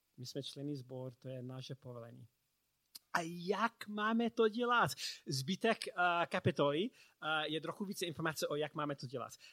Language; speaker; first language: Czech; non-native, learner; English